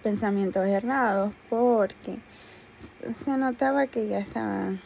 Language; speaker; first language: Spanish; native; Spanish